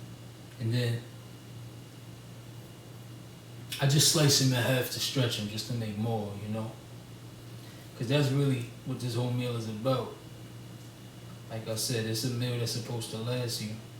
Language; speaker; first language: English; native; English